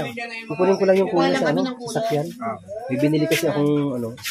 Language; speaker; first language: Filipino; native; Filipino